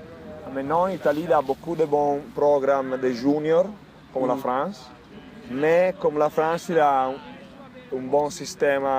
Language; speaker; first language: French; non-native, learner; Italian